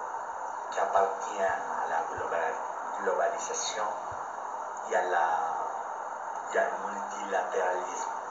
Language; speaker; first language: French; non-native, learner; Spanish